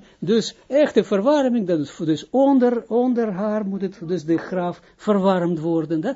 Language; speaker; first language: Dutch; non-native, fluent; Hebrew